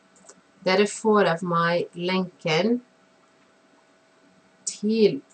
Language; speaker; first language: Norwegian; non-native, fluent; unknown